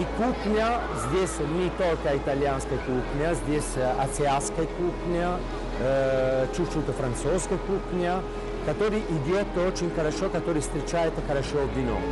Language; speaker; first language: Russian; non-native, learner; Italian